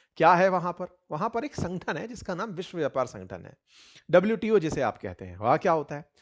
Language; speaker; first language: Hindi; native; Hindi